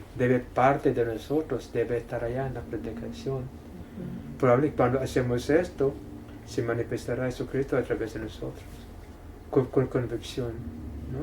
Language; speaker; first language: Spanish; non-native, fluent; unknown